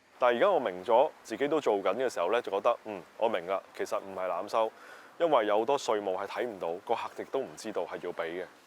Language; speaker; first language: Cantonese; native; Cantonese